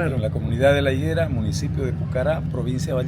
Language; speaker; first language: Spanish; native; Spanish